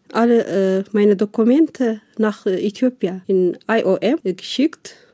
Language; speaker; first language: German; non-native, learner; Tigrinya